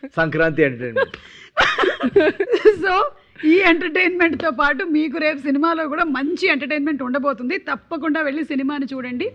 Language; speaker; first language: Telugu; native; Telugu